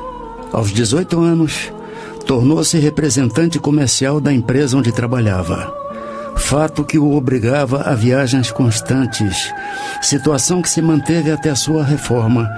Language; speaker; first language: Portuguese; native; Portuguese